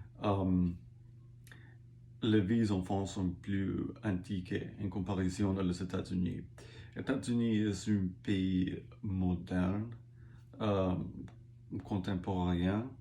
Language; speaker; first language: French; non-native, learner; English